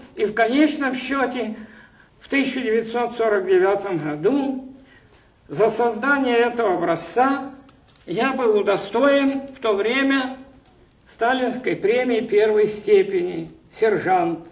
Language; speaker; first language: Russian; native; Russian